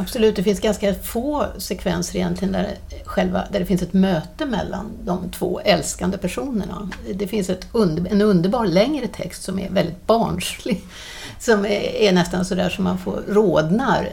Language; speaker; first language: Swedish; native; Swedish